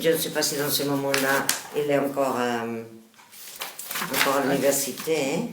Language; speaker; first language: French; non-native, learner; Catalan